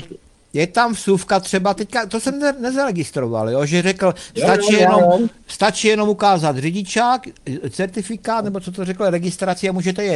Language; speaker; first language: Czech; native; Czech